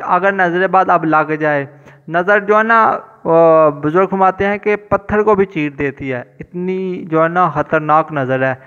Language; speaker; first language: Urdu; non-native, local second language; Punjabi